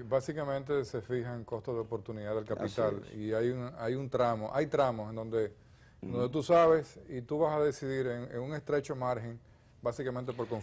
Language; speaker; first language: Spanish; native; Spanish